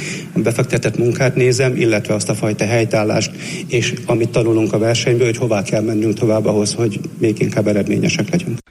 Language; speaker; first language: Hungarian; native; Hungarian